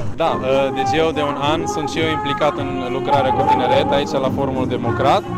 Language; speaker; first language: Romanian; native; Romanian